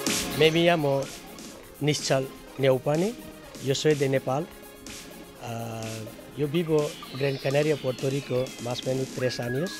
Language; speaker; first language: Spanish; non-native, learner; Nepali